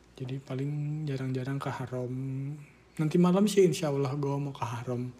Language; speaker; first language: Indonesian; native; Indonesian